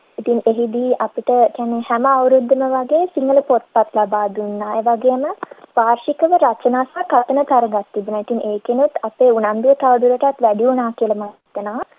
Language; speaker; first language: Sinhala; early bilingual, heritage; Sinhala